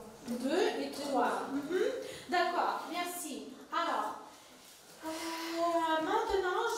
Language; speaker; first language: French; non-native, fluent; Ukrainian